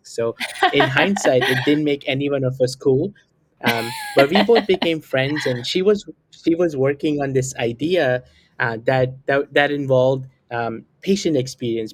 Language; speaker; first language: English; non-native, local second language; Hindi